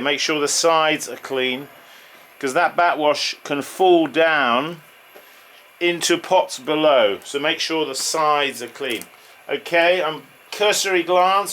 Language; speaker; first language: English; native; English